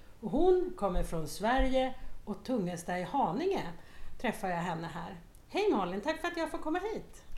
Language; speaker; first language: Swedish; native; Swedish